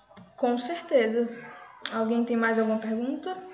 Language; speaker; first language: Portuguese; native; Portuguese